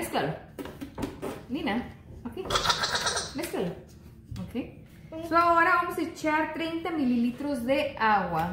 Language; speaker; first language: Spanish; native; Spanish